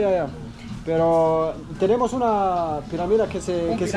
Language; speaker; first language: Spanish; non-native, learner; Bosnian